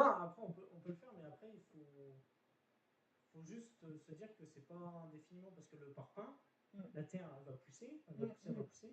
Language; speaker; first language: French; native; French